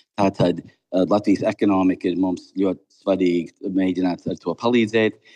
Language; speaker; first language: Latvian; early bilingual, heritage; Latvian